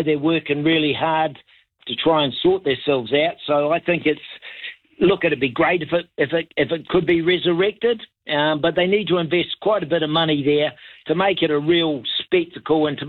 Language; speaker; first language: English; native; English